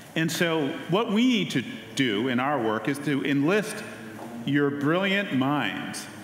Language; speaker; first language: English; native; English